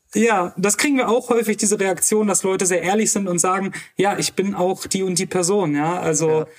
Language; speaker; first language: German; native; German